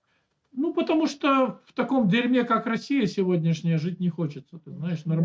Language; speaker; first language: Russian; native; Russian